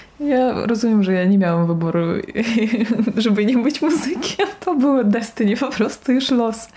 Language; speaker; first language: Polish; non-native, fluent; Russian